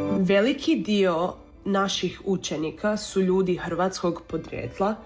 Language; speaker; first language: Croatian; early bilingual, heritage; Croatian